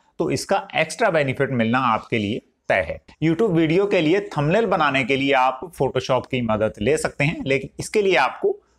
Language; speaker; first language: Hindi; native; Hindi